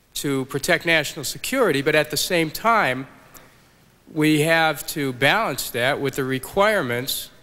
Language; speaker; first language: English; native; English